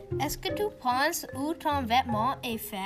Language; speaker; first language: French; non-native, learner; English